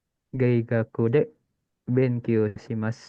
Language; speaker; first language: Japanese; non-native, learner; Indonesian